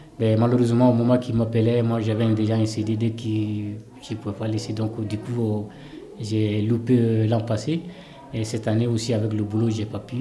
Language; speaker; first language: French; non-native, local second language; Bambara